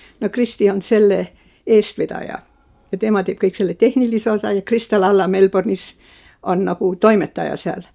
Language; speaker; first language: Estonian; early bilingual, heritage; Estonian